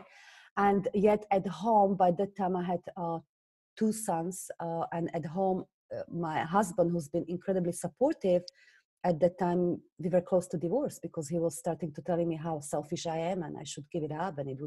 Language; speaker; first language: English; non-native, fluent; Slovak